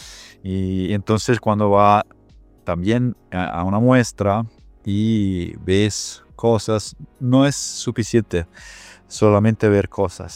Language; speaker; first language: Spanish; non-native, fluent; Italian